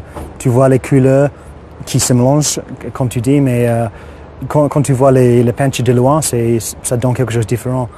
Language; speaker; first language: French; non-native, fluent; English